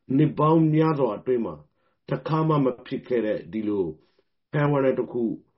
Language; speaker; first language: Burmese; non-native, local second language; Rohingya